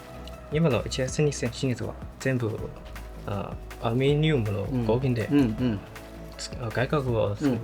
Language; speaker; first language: Japanese; non-native, learner; Chinese